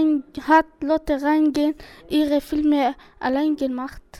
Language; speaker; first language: German; non-native, learner; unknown